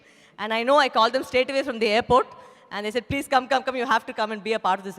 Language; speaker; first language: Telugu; non-native, local second language; Tamil